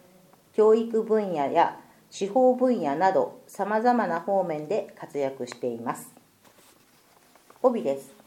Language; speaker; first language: Japanese; native; Japanese